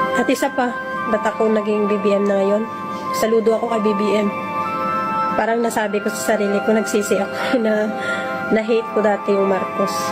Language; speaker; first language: Filipino; native; Filipino